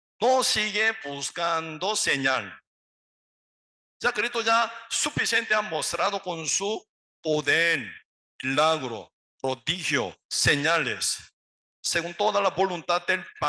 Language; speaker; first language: Spanish; non-native, learner; Korean